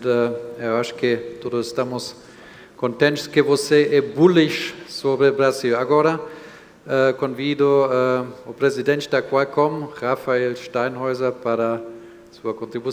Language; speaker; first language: Portuguese; non-native, fluent; German